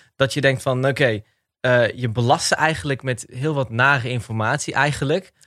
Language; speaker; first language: Dutch; early bilingual, other home language; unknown